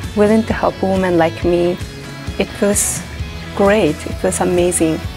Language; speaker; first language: English; non-native, fluent; Tigrinya